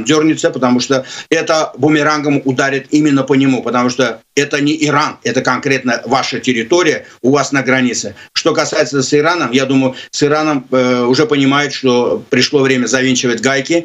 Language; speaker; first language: Russian; non-native, local second language; Azerbaijani